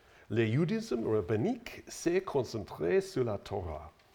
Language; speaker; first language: French; non-native, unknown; English